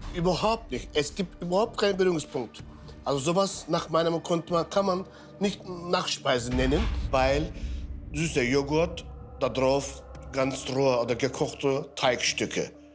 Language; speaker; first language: German; non-native, fluent; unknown